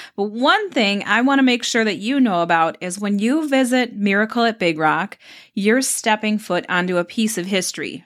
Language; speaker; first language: English; native; English